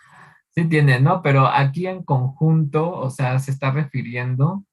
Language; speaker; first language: Spanish; native; Spanish